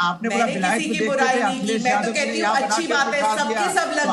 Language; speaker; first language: Hindi; native; Hindi